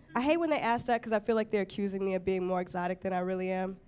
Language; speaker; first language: English; native; English